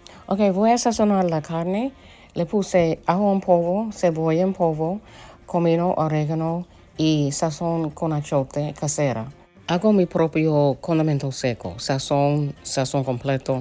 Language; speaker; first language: Spanish; early bilingual, heritage; English